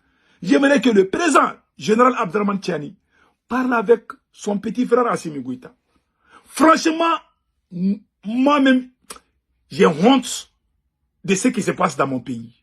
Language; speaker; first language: French; non-native, local second language; Bambara